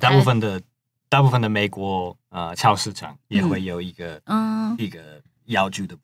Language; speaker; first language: Chinese; non-native, fluent; English